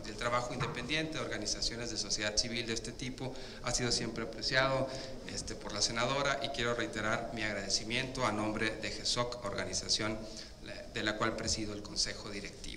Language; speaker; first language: Spanish; native; Spanish